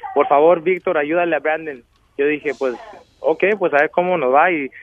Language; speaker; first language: Spanish; early bilingual, heritage; Spanish